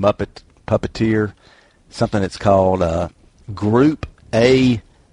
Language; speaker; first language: English; native; English